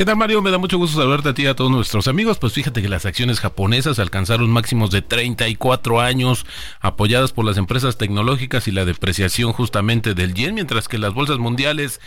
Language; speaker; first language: Spanish; native; Spanish